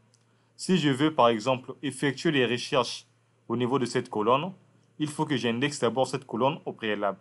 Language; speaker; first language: French; non-native, local second language; Lingala